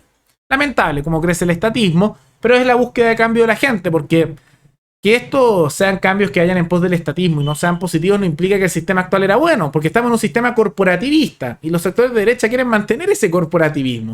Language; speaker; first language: Spanish; native; Spanish